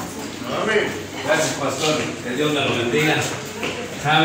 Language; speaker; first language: Spanish; native; Spanish